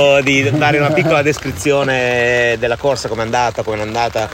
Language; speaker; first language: English; non-native, fluent; Italian